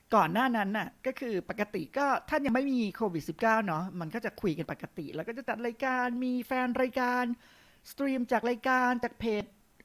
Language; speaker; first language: Thai; native; Thai